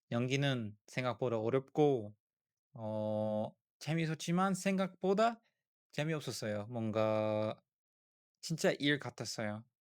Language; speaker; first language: Korean; non-native, learner; English